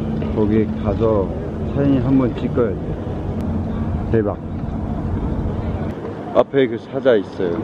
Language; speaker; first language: Korean; non-native, learner; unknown